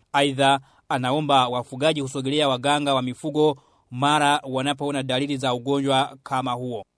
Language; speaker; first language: Swahili; non-native, local second language; Rundi